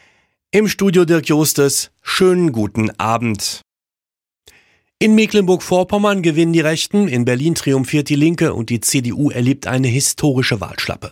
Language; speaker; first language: German; native; German